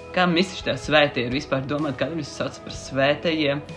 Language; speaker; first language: Latvian; native; Latvian